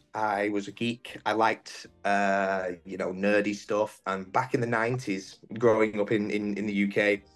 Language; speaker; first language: English; native; English